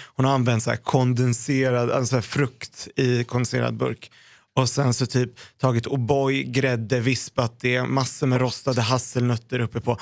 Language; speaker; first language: Swedish; early bilingual, other home language; Arabic